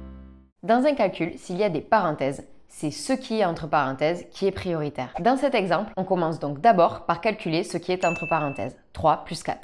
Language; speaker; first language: French; native; French